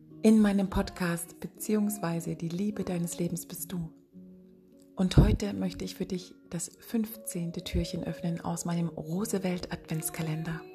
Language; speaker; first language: German; native; German